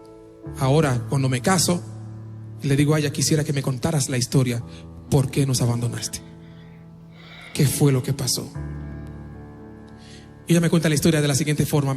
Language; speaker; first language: Spanish; non-native, fluent; Haitian Creole